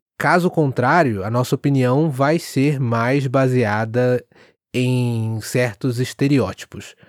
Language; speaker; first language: Portuguese; native; Portuguese